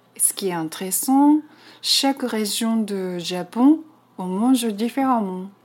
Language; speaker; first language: French; non-native, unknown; Japanese